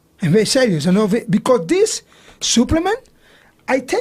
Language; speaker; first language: English; non-native, learner; Spanish